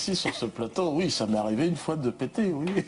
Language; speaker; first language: French; native; French